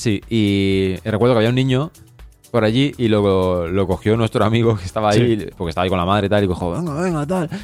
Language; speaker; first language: Spanish; native; Spanish